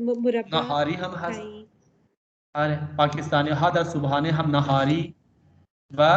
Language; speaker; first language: Persian; non-native, fluent; Urdu